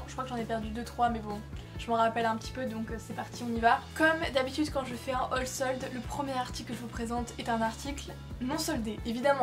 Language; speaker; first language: French; native; French